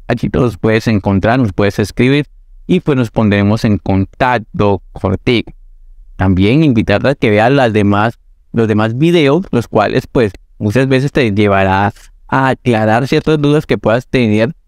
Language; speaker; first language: Spanish; native; Spanish